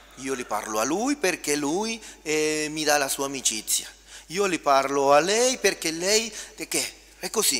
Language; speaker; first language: Italian; non-native, fluent; Spanish